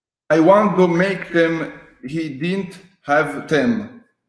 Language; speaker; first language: English; non-native, learner; Italian